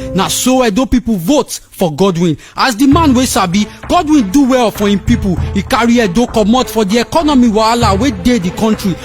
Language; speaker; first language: Nigerian Pidgin; native; Nigerian Pidgin